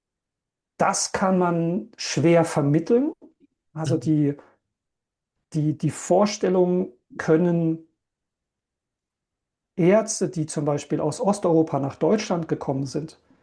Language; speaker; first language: German; native; German